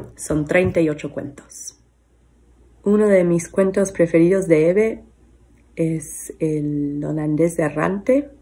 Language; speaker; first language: Spanish; non-native, fluent; English